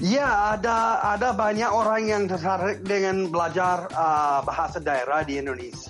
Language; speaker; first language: Indonesian; non-native, fluent; English